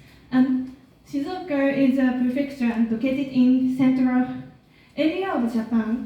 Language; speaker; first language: English; non-native, learner; Japanese